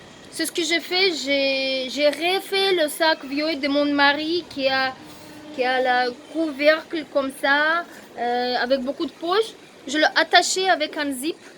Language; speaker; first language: French; non-native, fluent; Russian